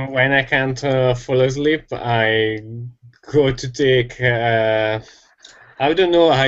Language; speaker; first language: English; non-native, learner; Italian